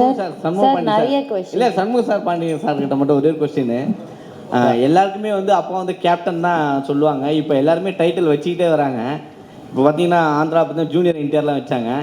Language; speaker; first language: Tamil; native; Tamil